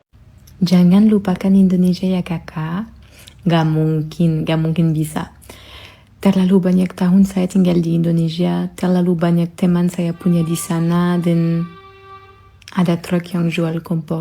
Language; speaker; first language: Indonesian; non-native, fluent; Maltese